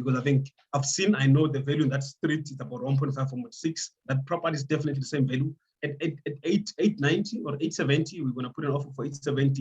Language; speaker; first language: English; non-native, local second language; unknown